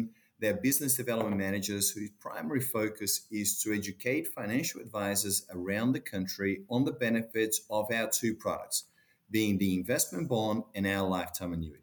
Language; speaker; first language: English; non-native, fluent; Portuguese